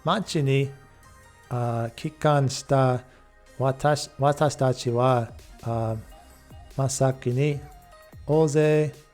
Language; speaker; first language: Japanese; non-native, fluent; English